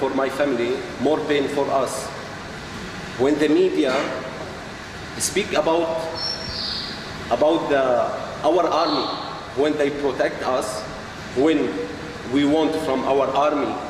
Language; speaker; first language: English; non-native, learner; Arabic